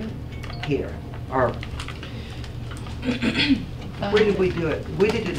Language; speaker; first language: English; native; English